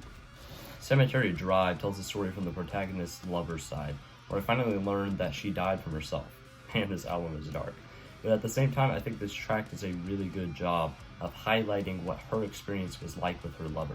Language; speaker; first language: English; native; English